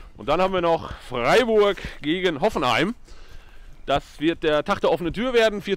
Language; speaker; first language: German; native; German